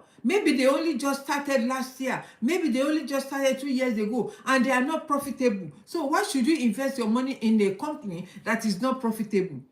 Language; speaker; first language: English; non-native, local second language; Yoruba